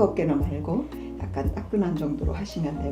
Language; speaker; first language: Korean; native; Korean